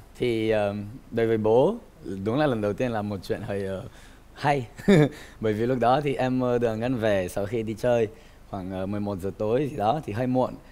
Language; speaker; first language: Vietnamese; non-native, fluent; Romanian